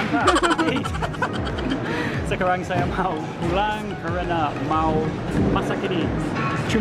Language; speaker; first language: Indonesian; non-native, learner; English